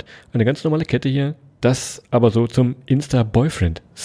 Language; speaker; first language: German; native; German